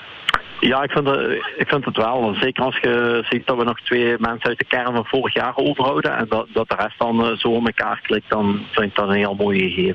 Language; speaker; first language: Dutch; native; Dutch